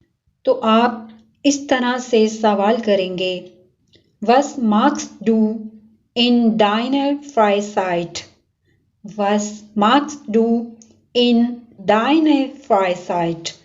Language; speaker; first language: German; non-native, fluent; Urdu